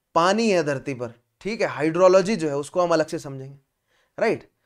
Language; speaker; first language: Hindi; native; Hindi